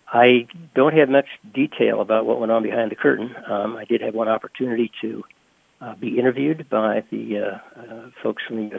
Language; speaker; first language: English; native; English